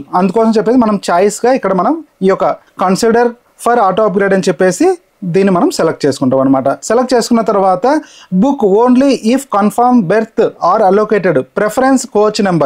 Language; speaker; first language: Telugu; native; Telugu